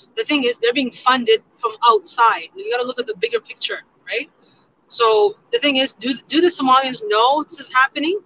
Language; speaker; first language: English; non-native, fluent; Tigrinya